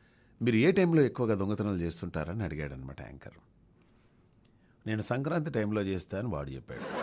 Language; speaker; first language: Telugu; native; Telugu